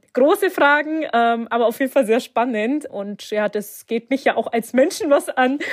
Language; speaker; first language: German; early bilingual, other home language; Turkish